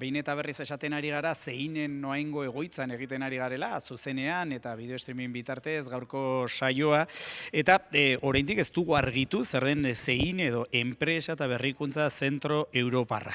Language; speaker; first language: Basque; native; Basque